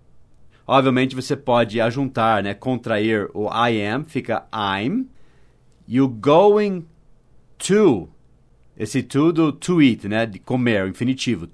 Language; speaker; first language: Portuguese; non-native, fluent; English